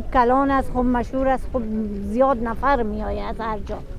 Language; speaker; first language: Persian; native; Persian